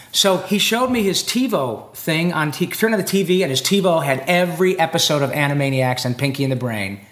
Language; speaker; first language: English; native; English